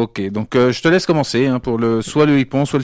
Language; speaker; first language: French; native; French